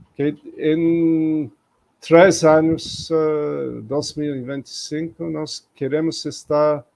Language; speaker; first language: Portuguese; non-native, fluent; English